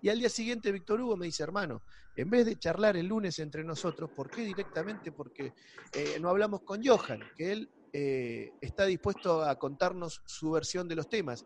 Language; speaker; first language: Spanish; native; Spanish